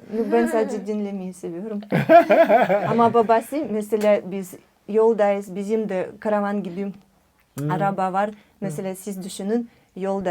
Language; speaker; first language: Turkish; non-native, learner; Russian